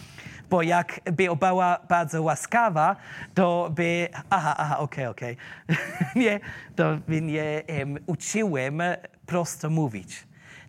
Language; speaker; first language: Polish; non-native, learner; German